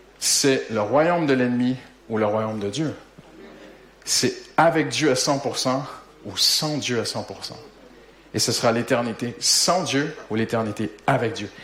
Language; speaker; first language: French; native; French